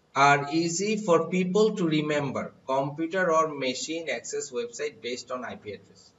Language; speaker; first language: English; non-native, local second language; Bangla